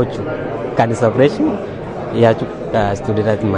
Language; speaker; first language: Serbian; non-native, learner; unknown